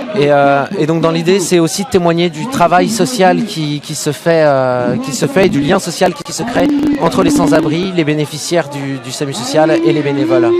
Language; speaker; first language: French; native; French